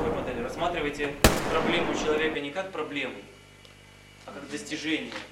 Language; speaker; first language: Russian; native; Russian